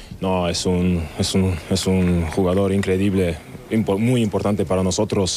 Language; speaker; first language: Spanish; non-native, learner; German